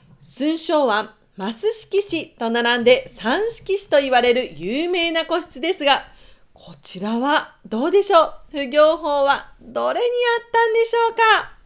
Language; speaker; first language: Japanese; native; Japanese